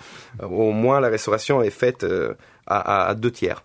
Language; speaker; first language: French; non-native, fluent; Italian